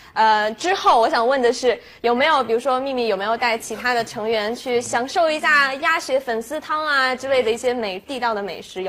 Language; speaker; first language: Chinese; native; Chinese